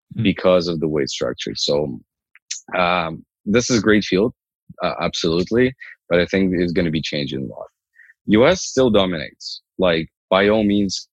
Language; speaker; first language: English; non-native, fluent; Ukrainian